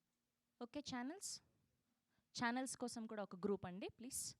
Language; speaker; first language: Telugu; native; Telugu